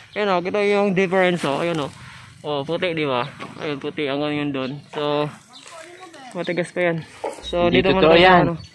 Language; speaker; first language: Filipino; non-native, local second language; Cebuano